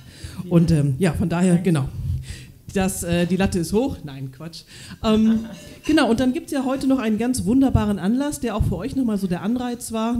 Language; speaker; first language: German; native; German